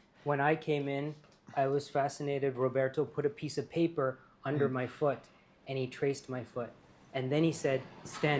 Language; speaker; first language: English; early bilingual, heritage; English